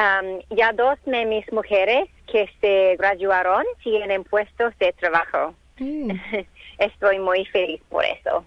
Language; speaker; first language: Spanish; non-native, learner; English